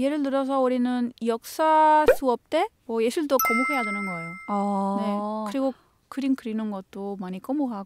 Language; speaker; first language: Korean; non-native, fluent; Spanish